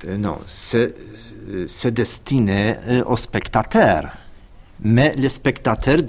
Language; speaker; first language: French; non-native, fluent; Polish